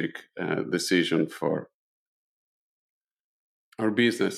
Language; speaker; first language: English; non-native, fluent; Italian